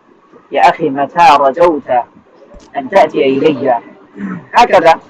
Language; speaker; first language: Arabic; non-native, fluent; Bangla